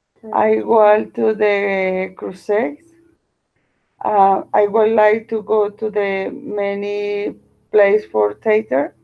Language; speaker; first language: English; non-native, learner; Spanish